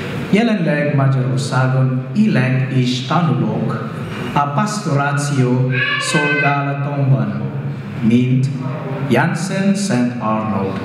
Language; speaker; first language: Hungarian; non-native, fluent; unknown